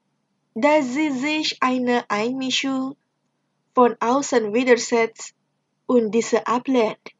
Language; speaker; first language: German; non-native, fluent; Indonesian